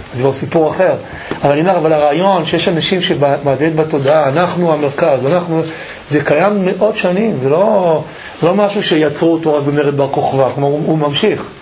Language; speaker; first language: Hebrew; native; Hebrew